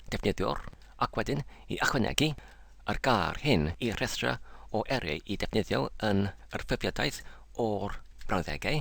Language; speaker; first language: Welsh; non-native, fluent; English